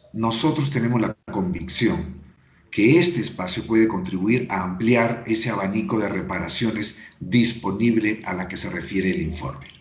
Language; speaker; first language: Spanish; native; Spanish